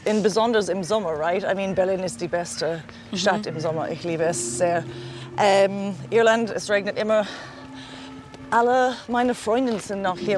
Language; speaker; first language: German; non-native, learner; English